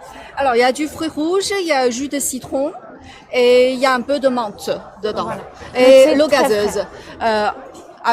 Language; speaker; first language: French; non-native, fluent; Chinese